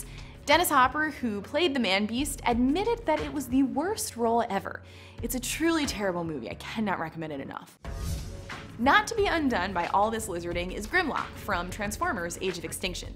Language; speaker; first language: English; native; English